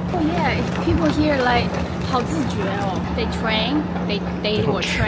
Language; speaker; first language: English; non-native, fluent; Chinese